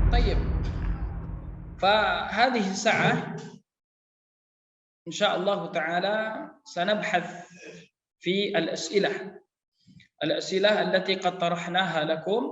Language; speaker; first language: Arabic; non-native, fluent; Indonesian